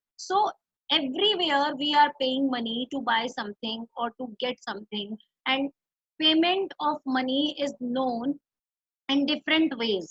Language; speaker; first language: English; non-native, local second language; Hindi